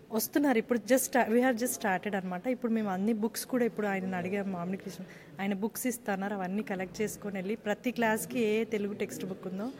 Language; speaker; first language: Telugu; native; Telugu